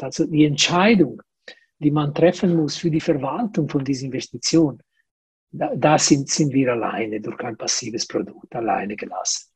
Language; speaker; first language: German; non-native, fluent; Italian